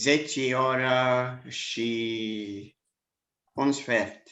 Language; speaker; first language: Romanian; non-native, learner; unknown